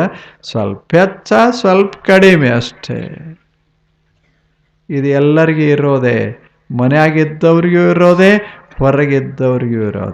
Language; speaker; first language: Kannada; native; Kannada